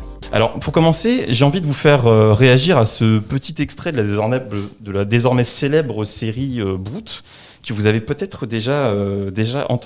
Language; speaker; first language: French; native; French